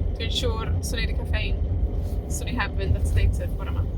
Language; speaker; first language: Welsh; non-native, learner; Spanish